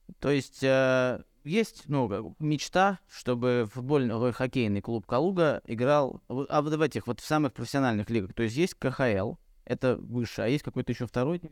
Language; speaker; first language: Russian; native; Russian